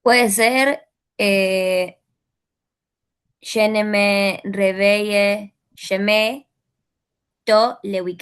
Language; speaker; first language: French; non-native, learner; Spanish